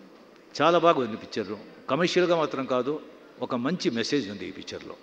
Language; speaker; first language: Telugu; non-native, local second language; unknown